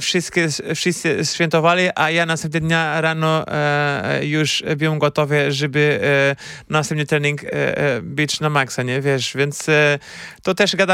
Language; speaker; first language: Polish; non-native, fluent; Portuguese